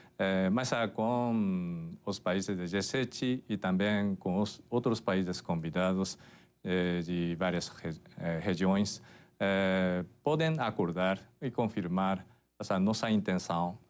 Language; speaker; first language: Portuguese; non-native, fluent; Japanese